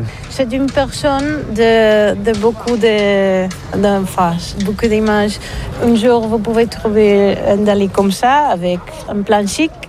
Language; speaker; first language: French; non-native, learner; Catalan